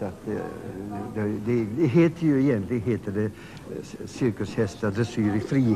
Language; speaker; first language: Swedish; native; Swedish